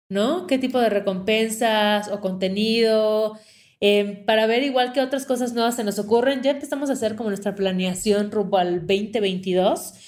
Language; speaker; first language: Spanish; native; Spanish